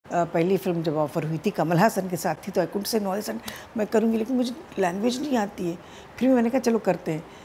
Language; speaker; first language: Hindi; non-native, local second language; Telugu